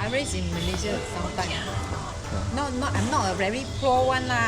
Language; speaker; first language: English; non-native, fluent; Malay